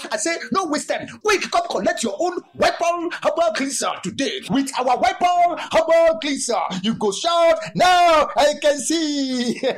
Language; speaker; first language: Nigerian Pidgin; non-native, local second language; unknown